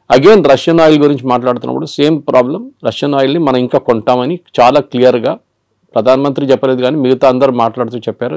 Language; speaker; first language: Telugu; non-native, local second language; Malayalam